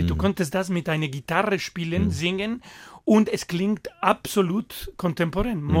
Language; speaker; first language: German; non-native, fluent; Spanish